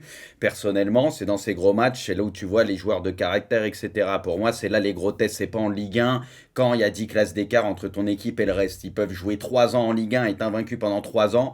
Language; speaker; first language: French; native; French